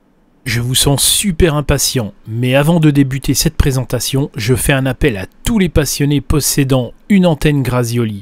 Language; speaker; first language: French; native; French